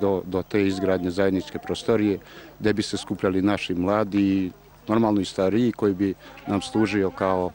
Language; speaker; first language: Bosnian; non-native, local second language; Albanian